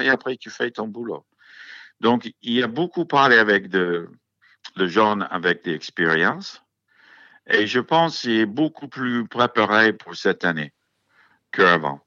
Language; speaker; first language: French; non-native, fluent; English